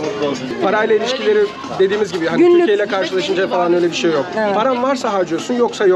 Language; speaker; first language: Turkish; native; Turkish